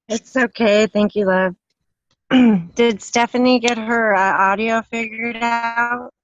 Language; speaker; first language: English; native; English